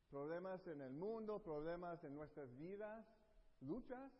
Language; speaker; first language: Spanish; early bilingual, heritage; Spanish